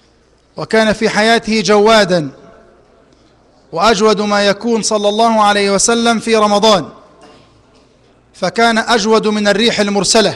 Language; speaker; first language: Arabic; native; Arabic